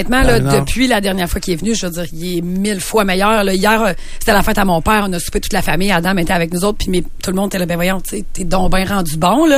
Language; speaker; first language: French; native; French